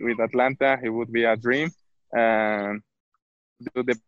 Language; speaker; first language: English; non-native, fluent; Spanish